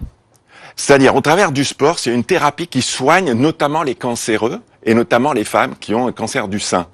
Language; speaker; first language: French; native; French